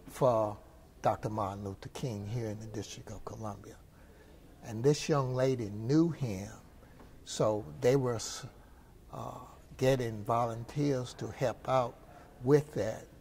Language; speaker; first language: English; native; English